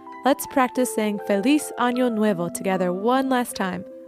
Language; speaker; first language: English; native; English